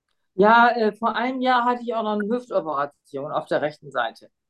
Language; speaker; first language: German; native; German